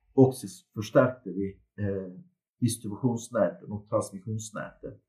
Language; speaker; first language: Swedish; early bilingual, other home language; Turkish